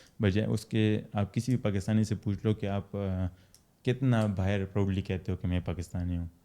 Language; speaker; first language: Urdu; non-native, local second language; Pashto